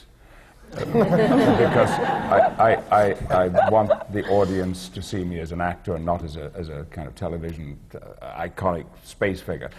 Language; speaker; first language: English; native; English